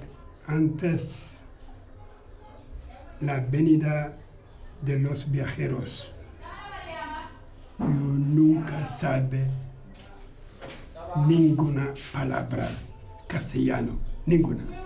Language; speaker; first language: Spanish; non-native, learner; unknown